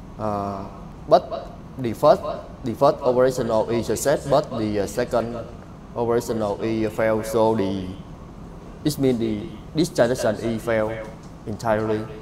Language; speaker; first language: English; non-native, learner; Vietnamese